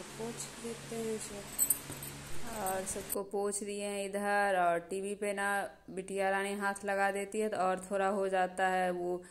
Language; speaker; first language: Hindi; native; Hindi